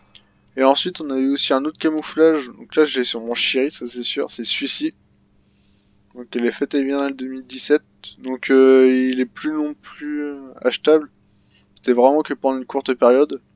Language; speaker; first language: French; native; French